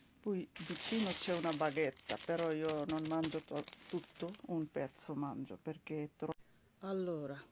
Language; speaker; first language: Italian; non-native, learner; Bangla